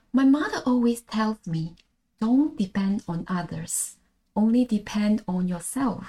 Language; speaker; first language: English; non-native, local second language; Malay